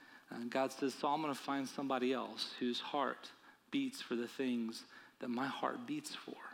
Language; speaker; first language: English; native; English